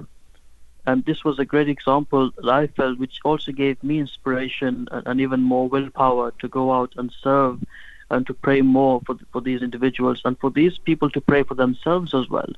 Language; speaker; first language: English; non-native, local second language; Urdu